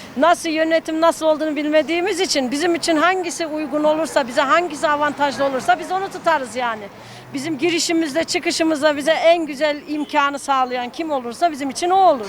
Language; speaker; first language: Turkish; early bilingual, heritage; Turkish